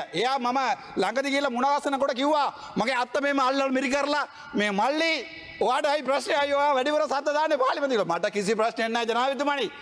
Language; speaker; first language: Sinhala; non-native, local second language; Tamil